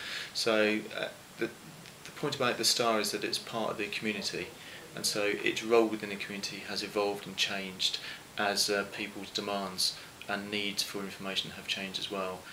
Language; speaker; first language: English; native; English